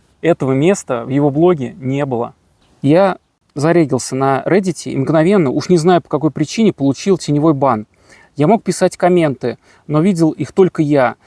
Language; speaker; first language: Russian; native; Russian